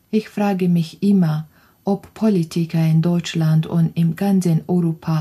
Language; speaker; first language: German; non-native, learner; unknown